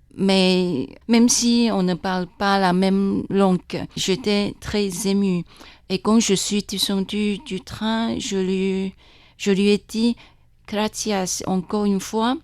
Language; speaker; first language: French; non-native, fluent; Chinese